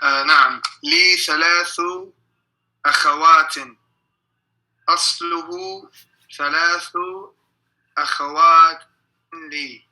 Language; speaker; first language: Arabic; non-native, learner; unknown